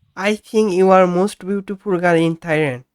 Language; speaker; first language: English; non-native, learner; Bangla